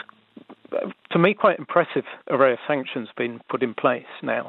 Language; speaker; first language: English; native; English